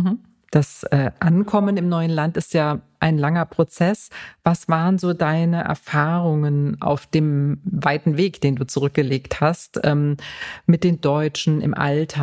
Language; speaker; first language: German; native; German